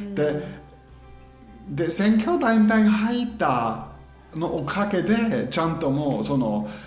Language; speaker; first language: Japanese; non-native, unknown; German